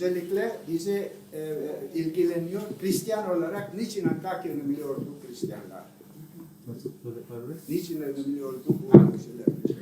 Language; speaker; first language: Turkish; non-native, learner; Italian